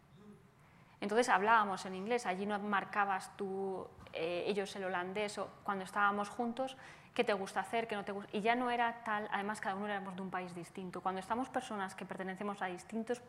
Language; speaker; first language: Spanish; native; Spanish